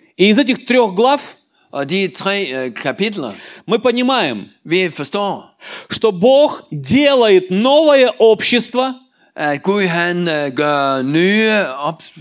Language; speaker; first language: Danish; non-native, learner; Russian